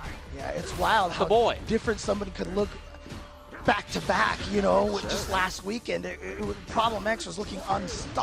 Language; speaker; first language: English; native; English